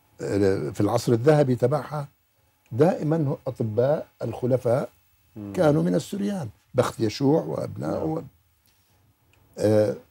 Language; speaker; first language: Arabic; native; Arabic